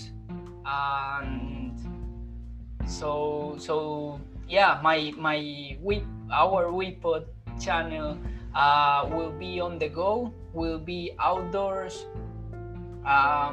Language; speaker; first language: English; non-native, fluent; Spanish